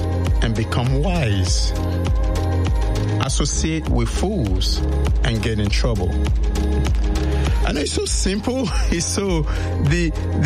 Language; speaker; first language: English; non-native, local second language; Yoruba